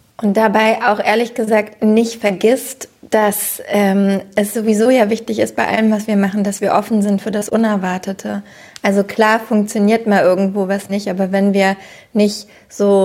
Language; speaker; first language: German; native; German